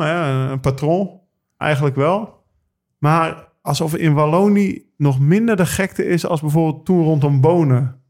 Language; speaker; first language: Dutch; native; Dutch